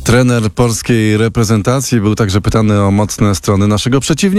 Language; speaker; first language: Polish; native; Polish